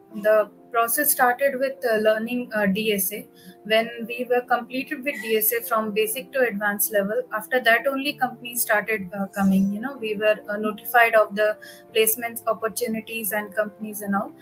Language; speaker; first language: English; non-native, local second language; Odia